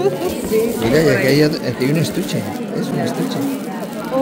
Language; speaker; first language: Spanish; early bilingual, other home language; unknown